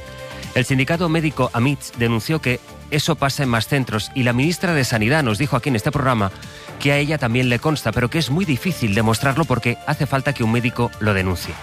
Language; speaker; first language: Spanish; native; Spanish